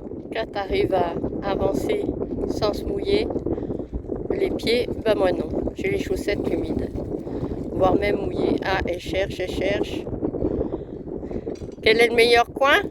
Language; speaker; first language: French; native; French